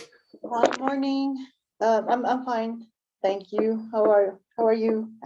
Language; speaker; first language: English; non-native, fluent; Spanish